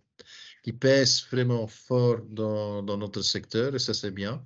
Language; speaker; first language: French; non-native, local second language; Dutch